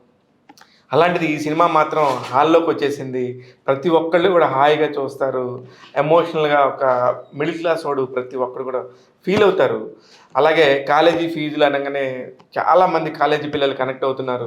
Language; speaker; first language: Telugu; native; Telugu